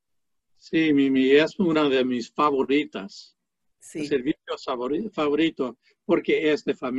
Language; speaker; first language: Spanish; non-native, fluent; English